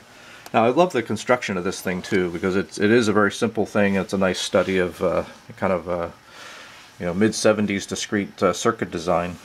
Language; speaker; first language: English; native; English